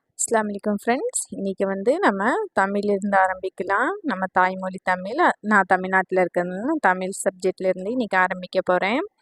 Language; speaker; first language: Tamil; non-native, local second language; Urdu